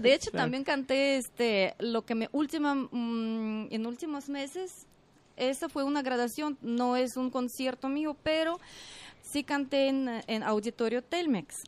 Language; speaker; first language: Spanish; non-native, fluent; Russian